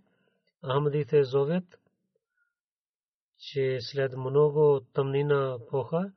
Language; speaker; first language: Bulgarian; non-native, learner; Urdu